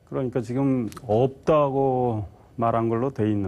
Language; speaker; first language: Korean; native; Korean